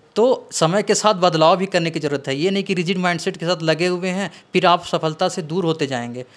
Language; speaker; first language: Hindi; native; Hindi